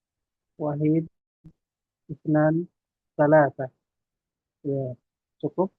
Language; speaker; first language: Arabic; non-native, fluent; Indonesian